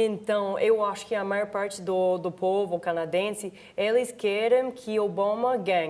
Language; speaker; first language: Portuguese; non-native, fluent; English